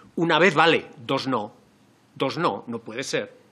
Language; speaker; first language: Spanish; native; Spanish